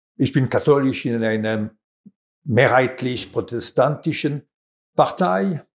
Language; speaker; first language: German; non-native, local second language; French